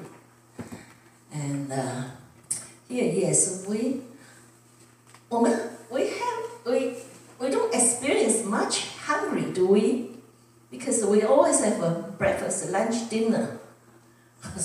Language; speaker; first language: English; non-native, learner; Chinese